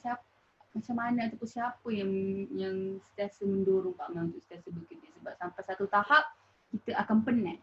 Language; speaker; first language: Malay; native; Malay